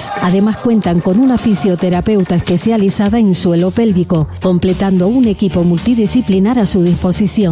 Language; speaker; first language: Spanish; native; Spanish